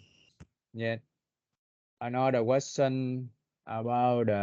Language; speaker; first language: English; non-native, learner; Vietnamese